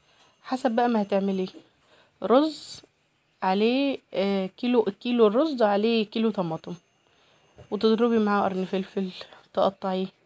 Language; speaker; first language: Arabic; native; Arabic